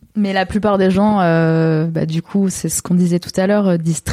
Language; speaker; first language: French; native; French